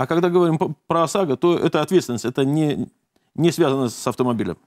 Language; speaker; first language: Russian; native; Russian